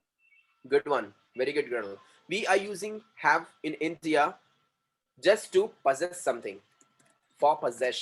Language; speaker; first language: English; non-native, local second language; Hindi